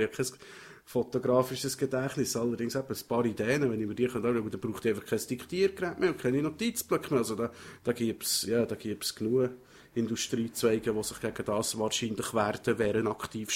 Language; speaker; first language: German; native; German